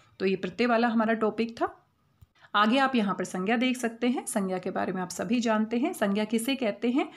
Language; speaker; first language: Hindi; native; Hindi